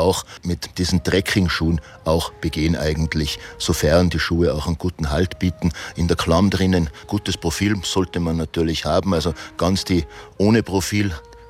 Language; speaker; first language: German; native; German